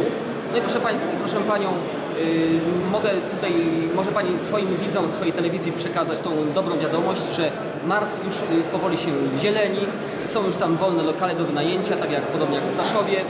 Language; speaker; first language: Polish; native; Polish